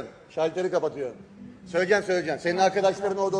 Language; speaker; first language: Turkish; native; Turkish